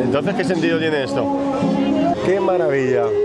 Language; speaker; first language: Spanish; native; Spanish